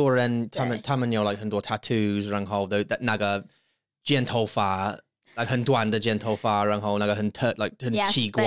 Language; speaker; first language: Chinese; non-native, learner; English